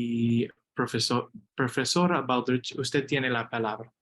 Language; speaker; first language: Spanish; non-native, learner; English